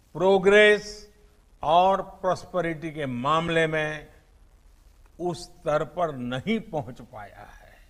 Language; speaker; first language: Hindi; non-native, local second language; Gujarati